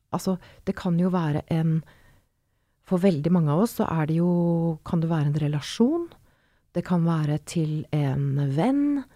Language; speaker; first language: Norwegian; native; Norwegian